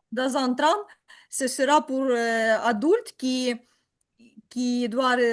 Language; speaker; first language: French; non-native, learner; Ukrainian